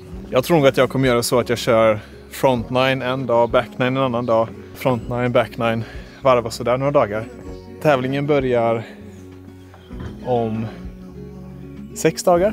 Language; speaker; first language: Swedish; native; Swedish